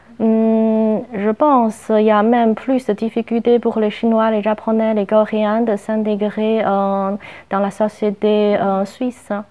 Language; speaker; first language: French; non-native, fluent; Chinese